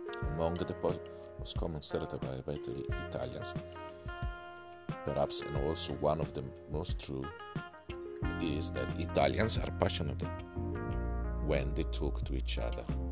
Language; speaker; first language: English; non-native, fluent; Italian